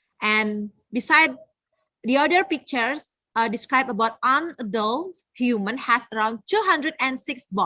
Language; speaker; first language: English; non-native, learner; Indonesian